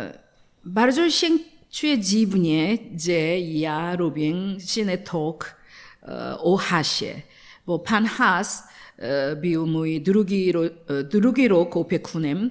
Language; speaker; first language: Polish; non-native, learner; Korean